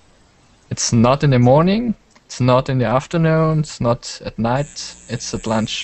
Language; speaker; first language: English; non-native, learner; German